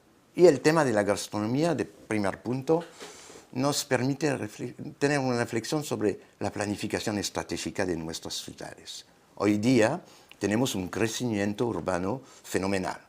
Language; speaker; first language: Spanish; non-native, fluent; French